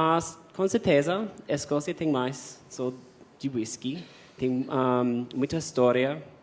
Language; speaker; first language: Portuguese; non-native, fluent; English